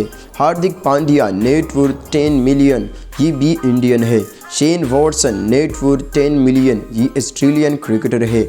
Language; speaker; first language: Hindi; native; Hindi